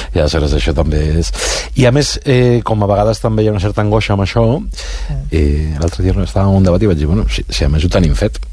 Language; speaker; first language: Catalan; non-native, local second language; Spanish